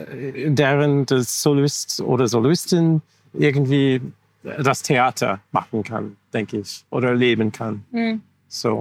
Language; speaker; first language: German; non-native, fluent; English